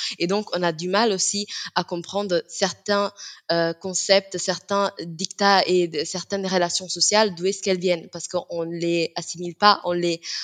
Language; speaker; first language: French; non-native, fluent; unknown